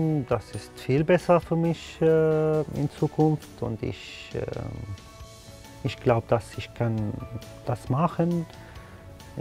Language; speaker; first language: German; non-native, learner; Arabic